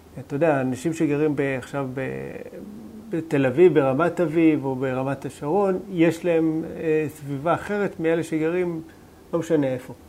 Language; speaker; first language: Hebrew; native; Hebrew